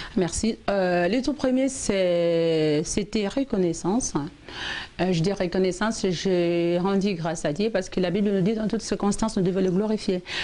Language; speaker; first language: French; non-native, local second language; Lingala